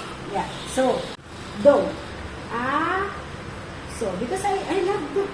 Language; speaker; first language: English; non-native, local second language; Filipino